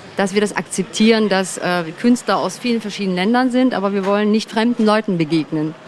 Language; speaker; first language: German; early bilingual, other home language; Turkish